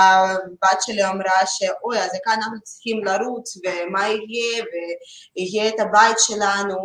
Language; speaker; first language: Hebrew; non-native, learner; Russian